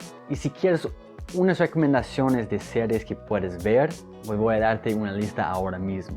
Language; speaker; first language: Spanish; non-native, fluent; English